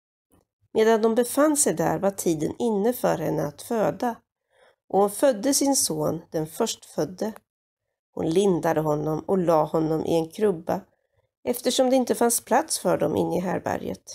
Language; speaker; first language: Swedish; native; Swedish